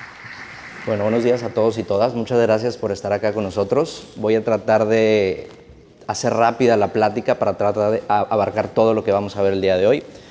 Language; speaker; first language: Spanish; native; Spanish